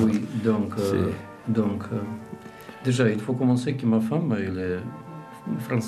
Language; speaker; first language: French; non-native, learner; Russian